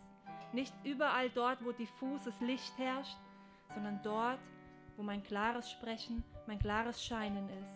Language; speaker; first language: German; native; German